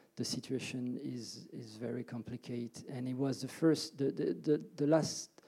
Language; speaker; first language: English; early bilingual, other home language; French